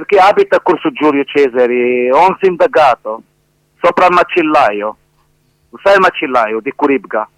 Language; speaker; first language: Italian; non-native, learner; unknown